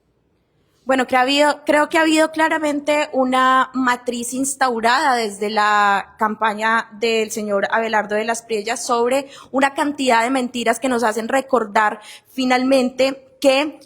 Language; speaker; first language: Spanish; native; Spanish